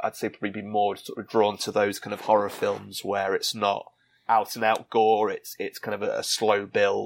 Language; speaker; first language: English; native; English